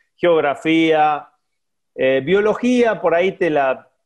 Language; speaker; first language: Spanish; native; Spanish